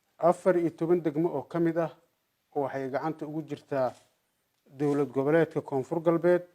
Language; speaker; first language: Somali; native; Somali